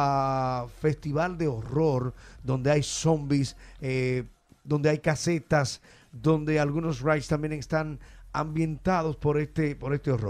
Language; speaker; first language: Spanish; native; Spanish